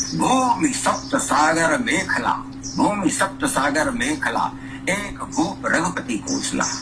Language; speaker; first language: Hindi; native; Hindi